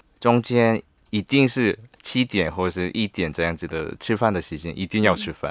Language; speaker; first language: Chinese; non-native, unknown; Korean